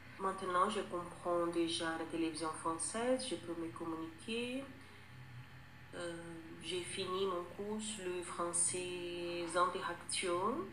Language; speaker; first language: French; non-native, learner; Portuguese